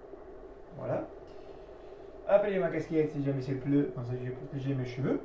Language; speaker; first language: French; non-native, learner; Italian